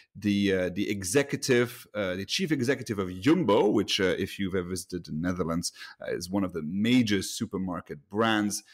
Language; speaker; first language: English; non-native, fluent; Luxembourgish